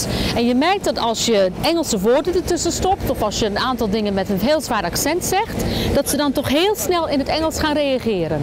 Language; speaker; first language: Dutch; non-native, fluent; English